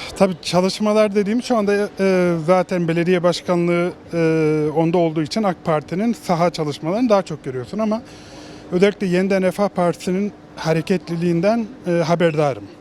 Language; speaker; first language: Turkish; native; Turkish